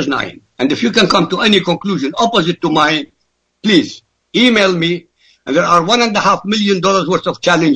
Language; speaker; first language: English; non-native, fluent; Arabic